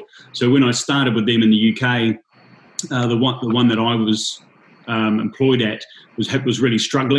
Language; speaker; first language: English; native; English